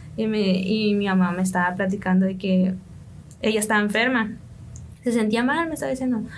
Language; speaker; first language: Spanish; native; Spanish